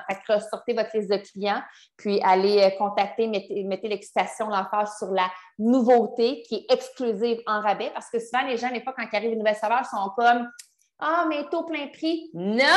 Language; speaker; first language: French; native; French